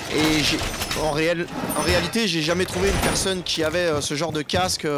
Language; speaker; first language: French; native; French